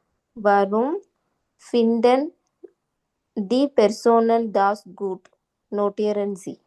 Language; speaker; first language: German; non-native, learner; Tamil